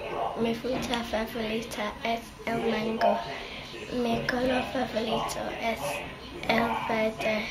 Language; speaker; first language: Spanish; non-native, learner; English